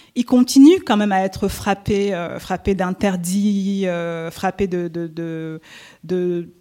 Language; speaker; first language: French; native; French